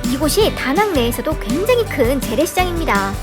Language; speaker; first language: Korean; native; Korean